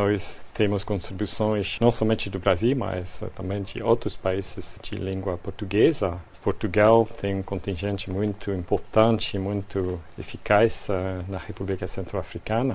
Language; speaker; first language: Portuguese; non-native, fluent; French